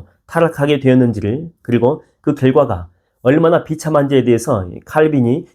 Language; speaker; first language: Korean; native; Korean